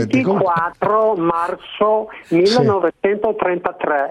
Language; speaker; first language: Italian; non-native, learner; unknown